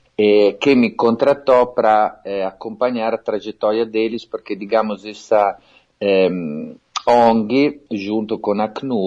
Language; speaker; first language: Portuguese; non-native, fluent; Italian